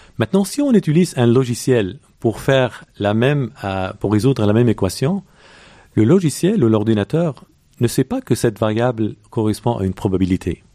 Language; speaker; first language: French; non-native, local second language; Arabic